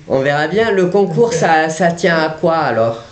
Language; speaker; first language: French; native; French